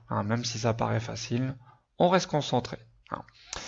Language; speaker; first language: French; native; French